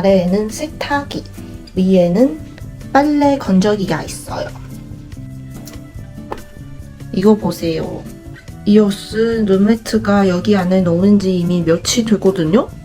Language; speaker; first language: Korean; non-native, fluent; Chinese